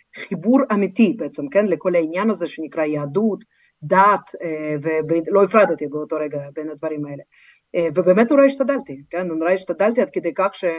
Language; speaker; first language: Hebrew; non-native, fluent; Russian